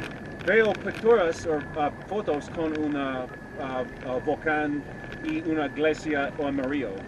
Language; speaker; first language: Spanish; non-native, learner; English